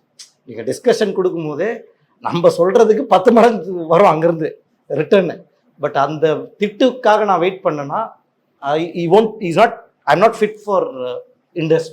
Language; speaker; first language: Tamil; native; Tamil